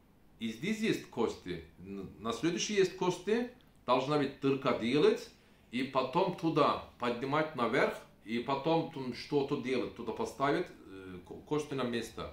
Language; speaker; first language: Russian; non-native, learner; Turkish